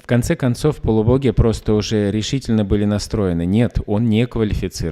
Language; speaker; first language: Russian; native; Russian